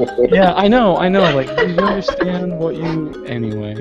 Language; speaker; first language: English; native; English